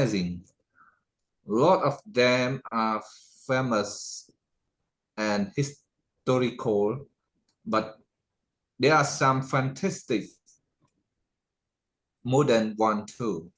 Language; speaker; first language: English; non-native, learner; Khmer